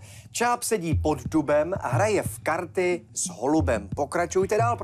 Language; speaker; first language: Czech; native; Czech